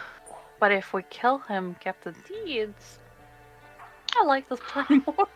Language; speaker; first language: English; non-native, fluent; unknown